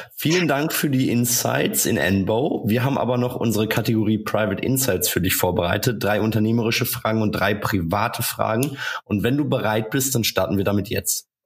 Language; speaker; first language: German; native; German